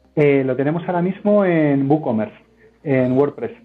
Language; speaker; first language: Spanish; native; Spanish